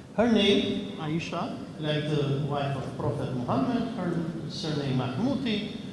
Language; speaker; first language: English; non-native, fluent; Albanian